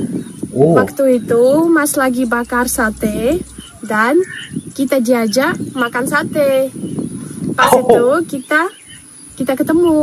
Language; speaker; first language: Indonesian; non-native, fluent; Russian